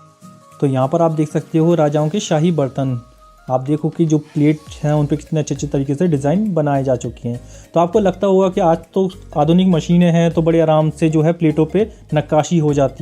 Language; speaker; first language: Hindi; native; Hindi